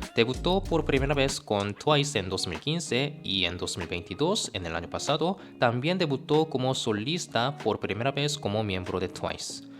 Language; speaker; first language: Spanish; non-native, fluent; Korean